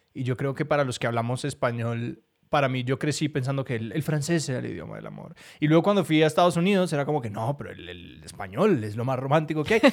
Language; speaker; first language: Spanish; native; Spanish